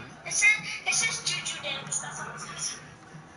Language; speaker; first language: English; native; English